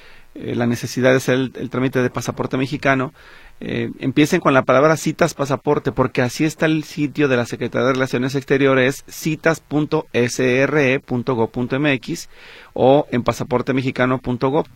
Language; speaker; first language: Spanish; native; Spanish